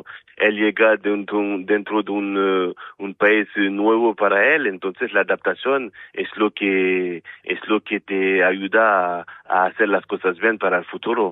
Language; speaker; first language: Spanish; non-native, fluent; French